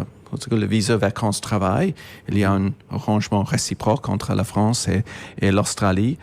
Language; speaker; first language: French; non-native, fluent; English